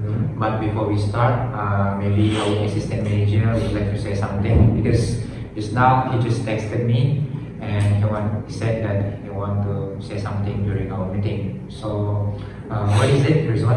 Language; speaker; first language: English; non-native, fluent; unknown